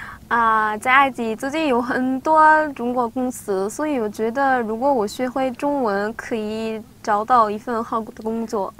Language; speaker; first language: Chinese; non-native, learner; Arabic